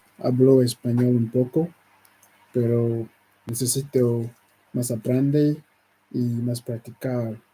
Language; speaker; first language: Spanish; non-native, learner; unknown